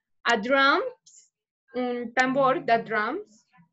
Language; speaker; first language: English; non-native, fluent; Spanish